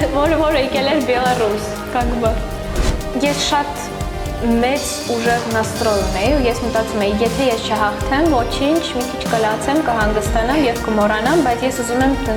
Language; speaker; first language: Armenian; early bilingual, heritage; Armenian